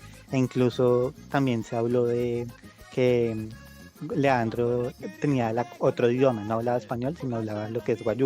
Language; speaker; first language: Spanish; native; Spanish